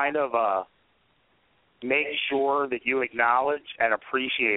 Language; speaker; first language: English; native; English